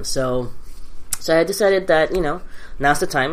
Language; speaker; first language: English; early bilingual, other home language; Cantonese